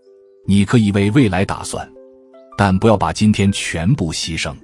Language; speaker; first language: Chinese; native; Chinese